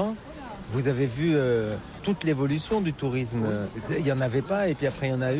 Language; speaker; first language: French; native; French